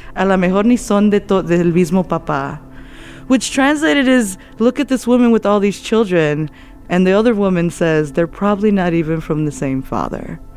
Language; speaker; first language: English; early bilingual, other home language; Spanish